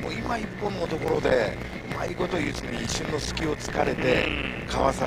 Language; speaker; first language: Japanese; native; Japanese